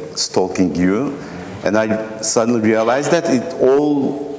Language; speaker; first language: English; non-native, fluent; Turkish